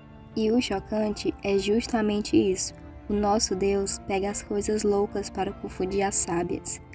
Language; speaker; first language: Portuguese; native; Portuguese